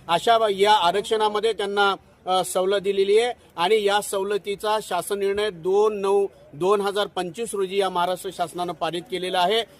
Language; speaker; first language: Marathi; non-native, local second language; Lambadi